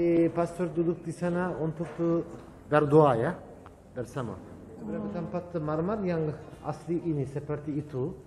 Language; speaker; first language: Indonesian; non-native, learner; Turkish